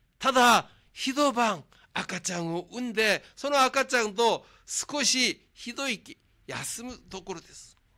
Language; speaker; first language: Japanese; non-native, fluent; Korean